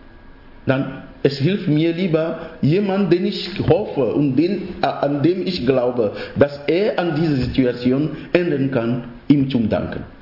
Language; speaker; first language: German; non-native, fluent; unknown